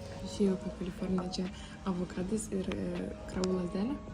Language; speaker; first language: Lithuanian; non-native, local second language; Russian